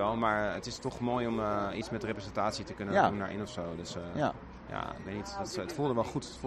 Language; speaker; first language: Dutch; native; Dutch